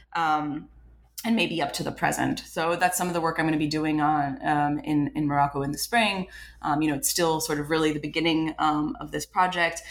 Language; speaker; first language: English; non-native, fluent; French